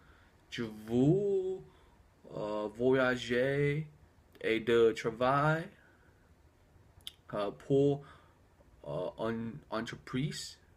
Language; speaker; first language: French; non-native, learner; English